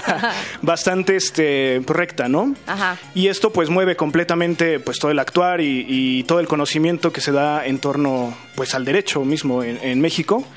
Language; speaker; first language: Spanish; native; Spanish